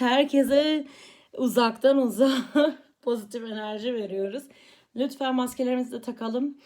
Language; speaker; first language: Turkish; early bilingual, heritage; Turkish